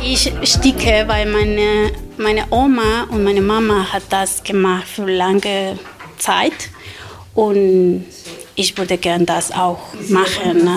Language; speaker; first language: German; non-native, learner; Spanish